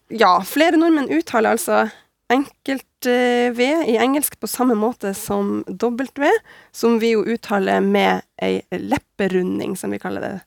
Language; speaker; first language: Norwegian; native; Norwegian